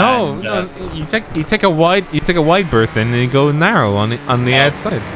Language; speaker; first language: English; native; English